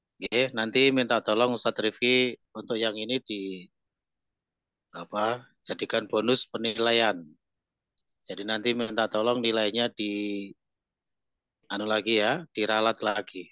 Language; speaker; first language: Indonesian; native; Indonesian